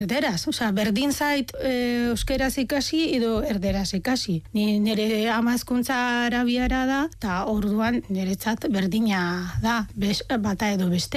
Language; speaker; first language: Basque; non-native, fluent; Arabic